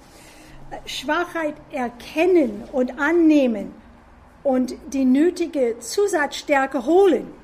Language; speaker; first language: German; non-native, fluent; English